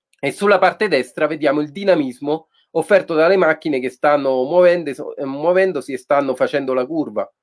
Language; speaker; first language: Italian; native; Italian